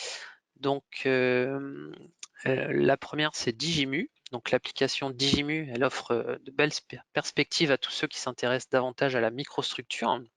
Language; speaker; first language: French; native; French